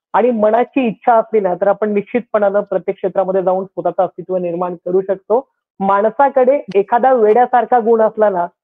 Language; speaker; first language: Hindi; non-native, local second language; Marathi